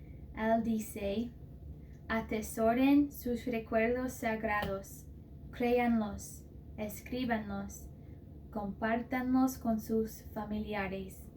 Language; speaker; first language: Spanish; non-native, fluent; English